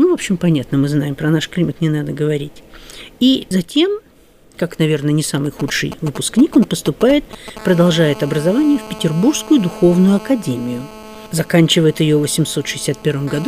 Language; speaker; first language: Russian; native; Russian